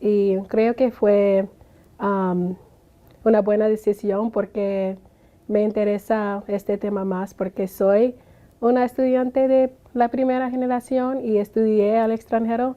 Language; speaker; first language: Spanish; non-native, fluent; English